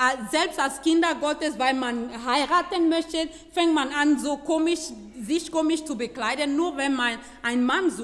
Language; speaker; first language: German; non-native, fluent; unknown